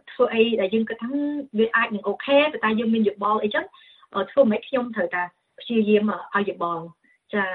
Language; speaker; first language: Khmer; early bilingual, heritage; Khmer